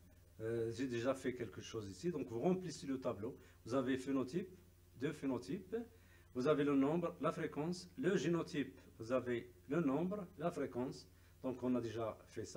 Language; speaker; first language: French; non-native, local second language; Arabic